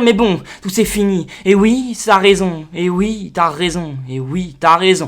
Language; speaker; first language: French; native; French